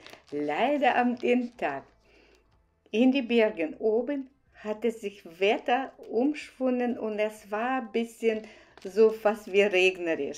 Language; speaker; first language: German; non-native, fluent; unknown